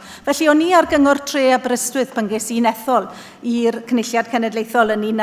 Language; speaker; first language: Welsh; native; Welsh